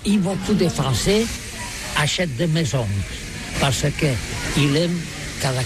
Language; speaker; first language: French; non-native, learner; Catalan